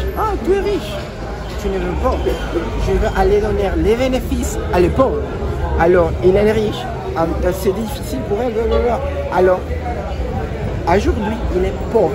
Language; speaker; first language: French; non-native, learner; Spanish